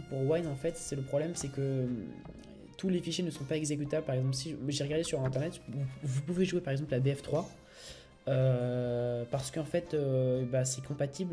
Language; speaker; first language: French; native; French